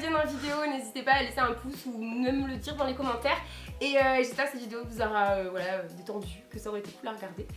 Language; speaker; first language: French; native; French